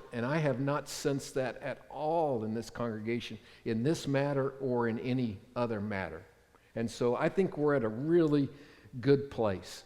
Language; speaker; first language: English; native; English